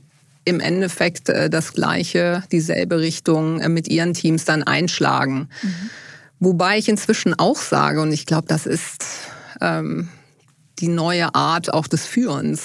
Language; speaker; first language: German; native; German